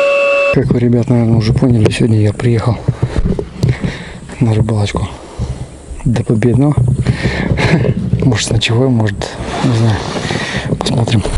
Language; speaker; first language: Russian; native; Russian